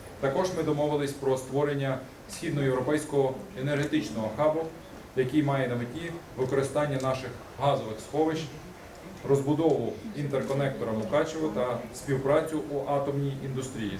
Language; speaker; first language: Ukrainian; native; Ukrainian